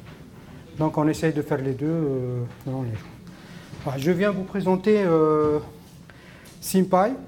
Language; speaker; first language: French; non-native, local second language; Arabic